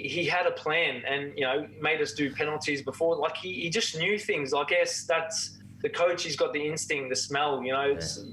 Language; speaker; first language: English; native; English